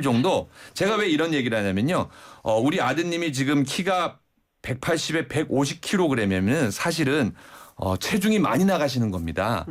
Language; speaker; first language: Korean; native; Korean